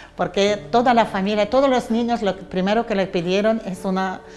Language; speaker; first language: Spanish; non-native, fluent; Ukrainian